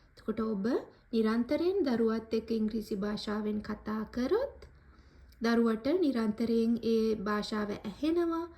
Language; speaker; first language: Sinhala; native; Sinhala